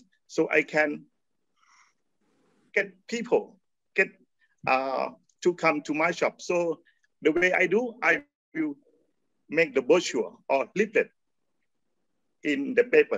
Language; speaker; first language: English; non-native, learner; Thai